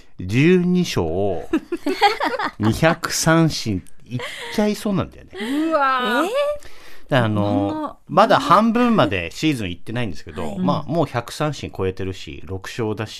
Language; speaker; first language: Japanese; native; Japanese